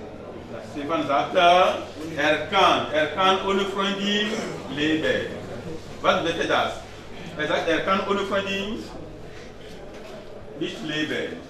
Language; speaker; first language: German; non-native, learner; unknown